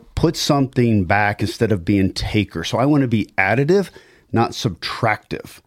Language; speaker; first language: English; native; English